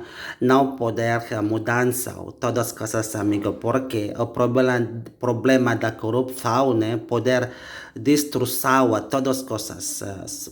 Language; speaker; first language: Portuguese; non-native, learner; Indonesian